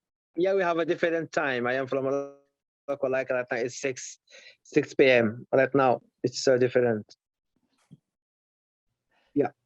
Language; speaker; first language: English; non-native, learner; Arabic